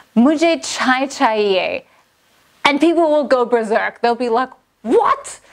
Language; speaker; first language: English; native; English